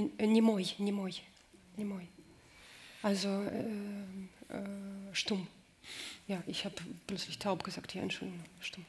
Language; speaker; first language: German; non-native, fluent; Russian